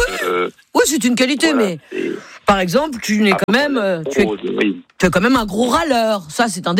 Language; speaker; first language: French; native; French